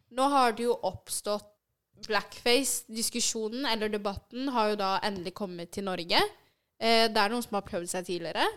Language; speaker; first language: Norwegian; early bilingual, other home language; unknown